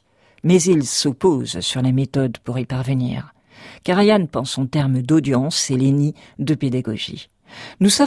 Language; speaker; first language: French; native; French